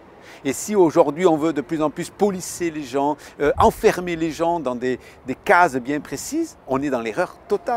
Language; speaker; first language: French; native; French